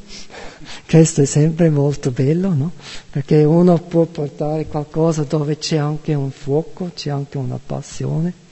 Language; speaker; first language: Italian; non-native, fluent; German